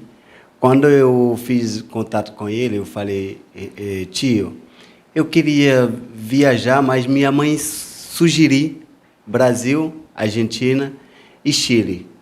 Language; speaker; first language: Portuguese; non-native, fluent; Haitian Creole